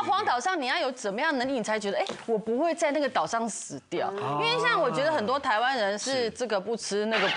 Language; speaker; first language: Chinese; native; Chinese